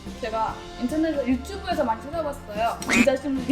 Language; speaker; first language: Korean; non-native, fluent; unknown